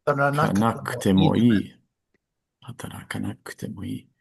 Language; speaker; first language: Japanese; non-native, learner; English